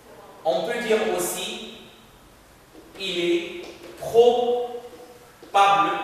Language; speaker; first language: French; non-native, fluent; Arabic